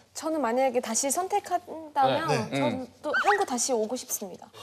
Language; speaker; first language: Korean; non-native, fluent; Chinese